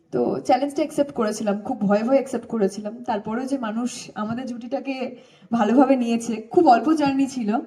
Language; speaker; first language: Bangla; native; Bangla